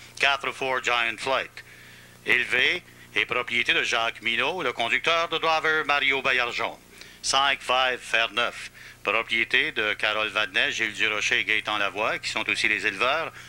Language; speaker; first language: French; native; French